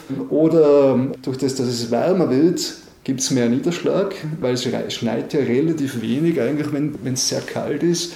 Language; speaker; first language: German; native; German